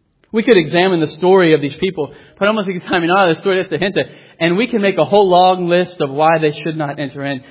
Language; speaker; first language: English; native; English